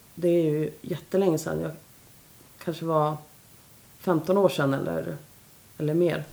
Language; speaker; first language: Swedish; native; Swedish